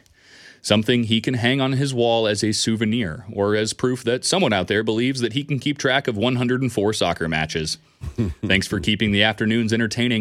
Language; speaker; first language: English; native; English